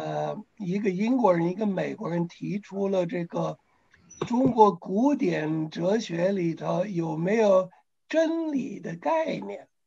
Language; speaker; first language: Chinese; non-native, fluent; English